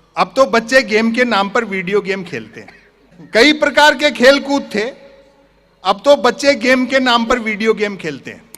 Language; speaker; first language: Hindi; native; Hindi